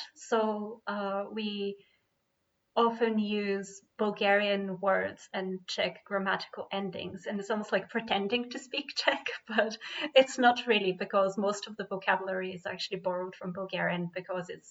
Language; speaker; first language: English; non-native, fluent; Bulgarian